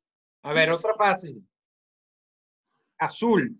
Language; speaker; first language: Spanish; native; Spanish